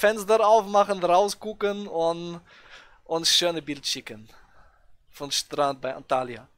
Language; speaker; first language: German; native; German